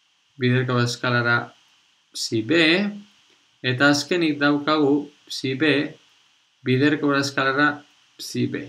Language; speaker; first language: Basque; non-native, local second language; Spanish